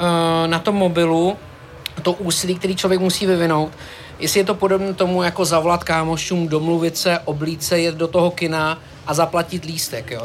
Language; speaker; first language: Czech; native; Czech